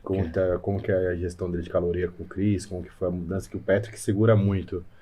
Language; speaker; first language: Portuguese; native; Portuguese